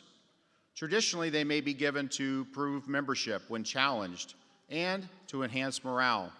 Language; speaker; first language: English; native; English